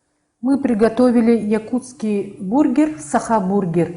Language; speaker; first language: Russian; non-native, local second language; Yakut